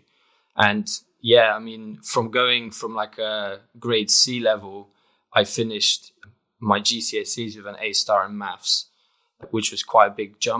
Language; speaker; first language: English; non-native, fluent; Polish